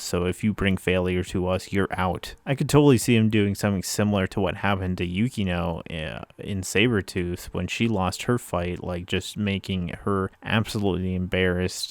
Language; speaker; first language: English; native; English